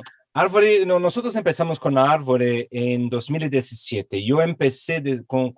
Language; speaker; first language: Spanish; non-native, fluent; Portuguese